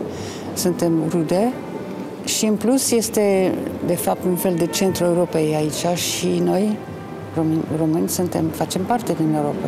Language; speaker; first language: Romanian; non-native, fluent; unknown